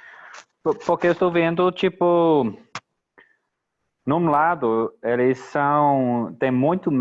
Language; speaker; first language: Portuguese; non-native, fluent; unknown